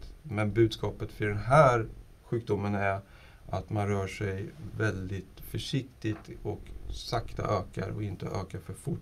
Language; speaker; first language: Swedish; non-native, fluent; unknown